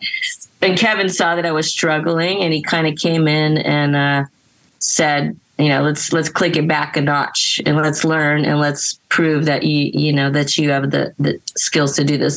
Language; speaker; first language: English; native; English